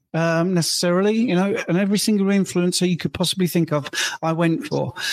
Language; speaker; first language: English; native; English